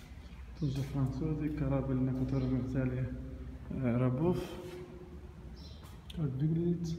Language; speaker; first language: Russian; non-native, learner; Arabic